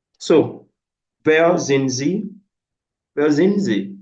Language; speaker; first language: German; non-native, fluent; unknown